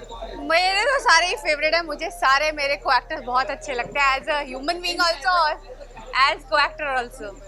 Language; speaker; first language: Hindi; native; Hindi